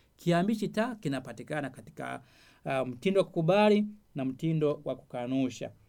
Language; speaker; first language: Swahili; non-native, local second language; Rundi